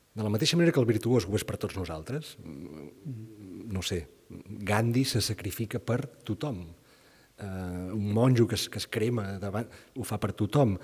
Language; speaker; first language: Catalan; native; Catalan